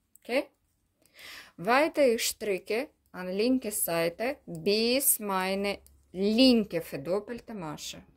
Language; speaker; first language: German; non-native, learner; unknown